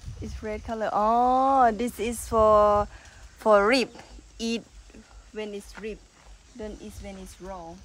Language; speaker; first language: English; non-native, learner; Thai